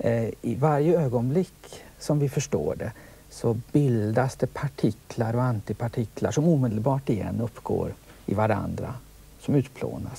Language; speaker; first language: Swedish; native; Swedish